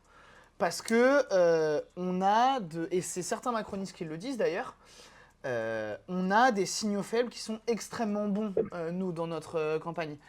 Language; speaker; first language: French; native; French